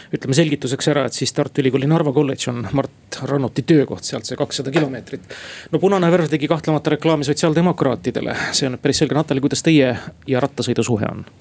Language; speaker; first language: Estonian; native; Estonian